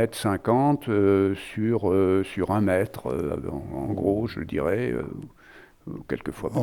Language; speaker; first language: French; native; French